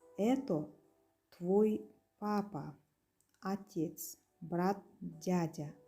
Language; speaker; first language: Russian; non-native, local second language; Kazakh